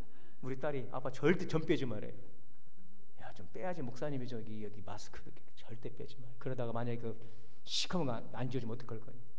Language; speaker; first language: Korean; native; Korean